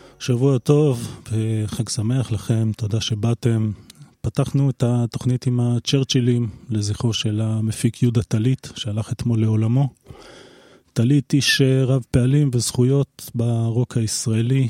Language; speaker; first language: Hebrew; native; Hebrew